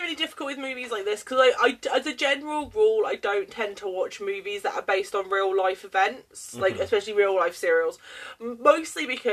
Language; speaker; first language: English; native; English